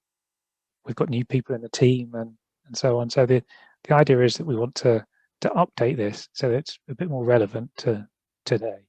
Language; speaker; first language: English; native; English